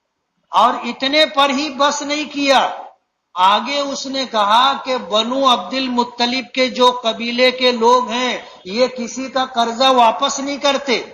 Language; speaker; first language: Urdu; native; Urdu